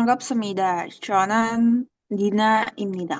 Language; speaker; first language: Korean; non-native, learner; Indonesian